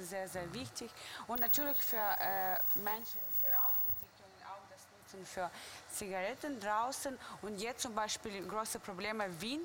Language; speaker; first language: German; non-native, fluent; Russian